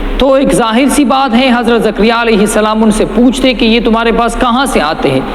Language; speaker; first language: Urdu; non-native, local second language; Pashto